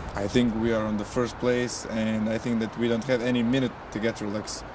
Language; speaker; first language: English; non-native, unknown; Croatian